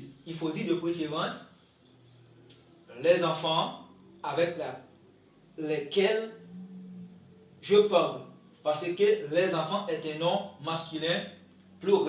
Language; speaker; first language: French; non-native, local second language; Haitian Creole